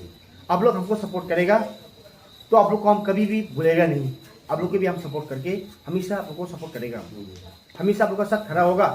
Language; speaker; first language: Hindi; non-native, local second language; Garo